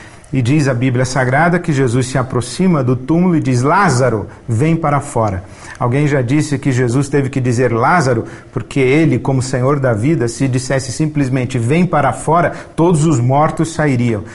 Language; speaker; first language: Portuguese; native; Portuguese